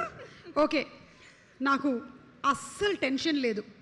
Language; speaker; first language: Telugu; native; Telugu